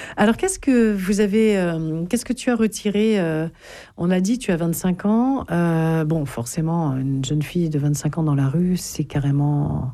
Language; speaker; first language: French; native; French